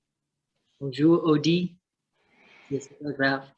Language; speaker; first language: French; non-native, learner; Vietnamese